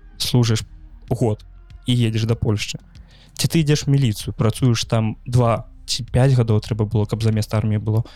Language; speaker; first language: Belarusian; native; Belarusian